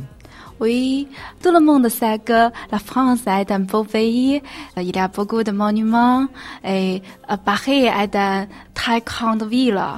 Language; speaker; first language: French; non-native, learner; Chinese